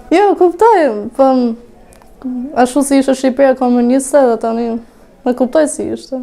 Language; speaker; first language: Albanian; early bilingual, heritage; Albanian